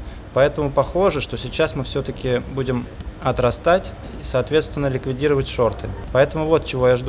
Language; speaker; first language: Russian; native; Russian